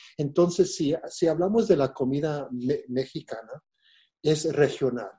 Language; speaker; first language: Spanish; early bilingual, heritage; Spanish